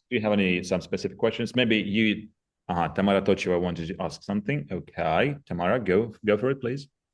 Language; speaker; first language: English; non-native, fluent; Russian